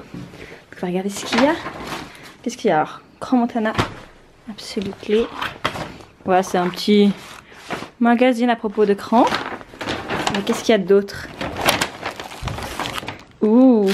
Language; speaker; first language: French; native; French